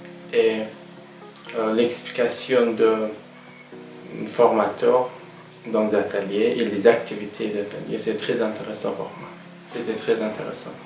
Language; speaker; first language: French; non-native, learner; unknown